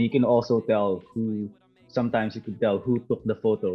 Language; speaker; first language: English; non-native, local second language; Filipino